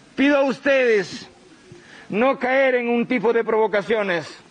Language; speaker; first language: Spanish; native; Spanish